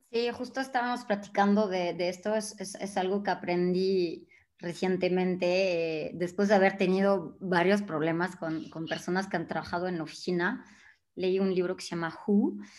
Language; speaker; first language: Spanish; non-native, fluent; French